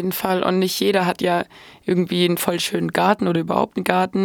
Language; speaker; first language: German; native; German